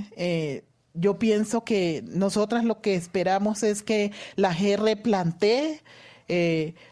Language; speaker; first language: Spanish; native; Spanish